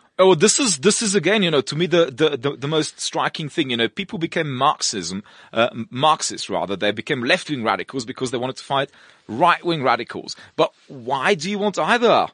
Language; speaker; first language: English; non-native, fluent; Russian